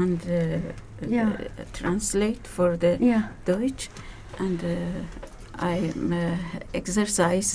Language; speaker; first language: English; non-native, learner; Persian